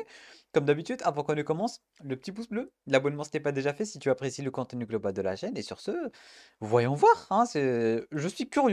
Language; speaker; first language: French; native; French